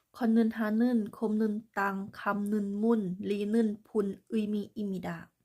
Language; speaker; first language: Korean; non-native, learner; Thai